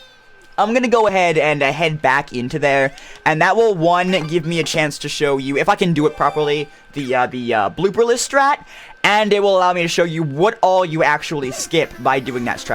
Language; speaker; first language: English; native; English